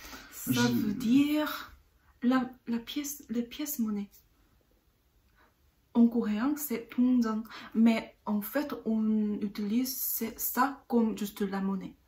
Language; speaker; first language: French; non-native, learner; Korean